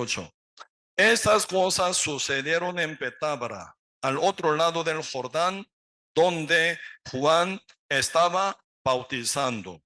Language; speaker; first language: Spanish; non-native, learner; Korean